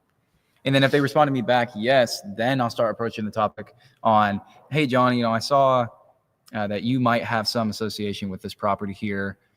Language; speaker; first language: English; native; English